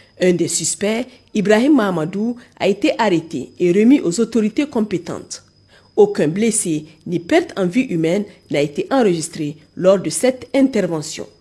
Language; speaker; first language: French; non-native, local second language; Hausa